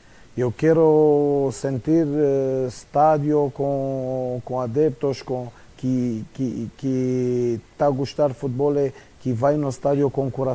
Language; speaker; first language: Portuguese; non-native, fluent; Romanian